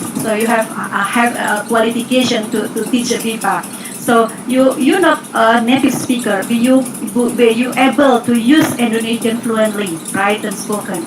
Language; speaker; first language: English; non-native, learner; Indonesian